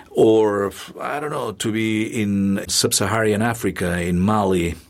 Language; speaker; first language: English; non-native, fluent; Spanish